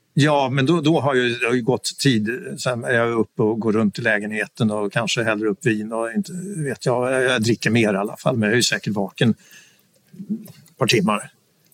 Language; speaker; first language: Swedish; native; Swedish